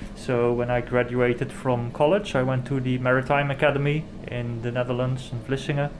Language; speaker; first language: English; non-native, fluent; Dutch